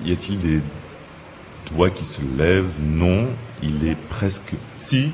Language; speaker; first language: French; native; French